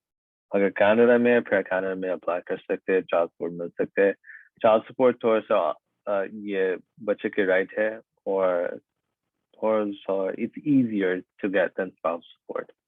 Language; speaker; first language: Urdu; early bilingual, heritage; Urdu